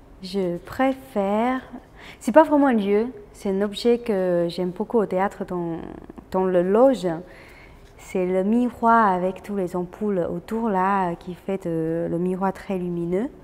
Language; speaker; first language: French; non-native, fluent; Chinese